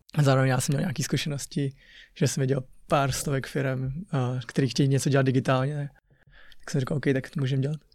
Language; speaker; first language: Czech; early bilingual, other home language; Chinese